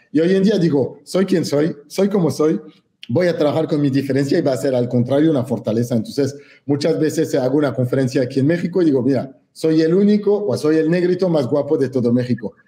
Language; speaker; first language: Spanish; non-native, fluent; French